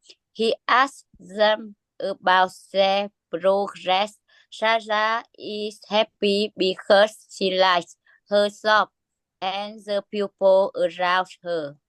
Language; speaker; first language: English; non-native, learner; Vietnamese